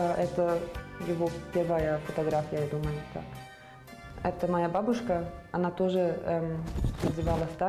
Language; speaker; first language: Russian; non-native, learner; Serbian